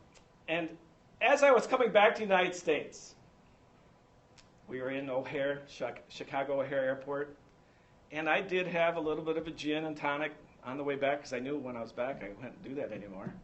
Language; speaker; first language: English; native; English